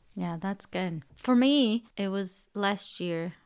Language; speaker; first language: English; non-native, fluent; Portuguese